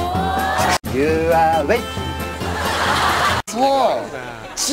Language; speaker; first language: English; non-native, learner; Japanese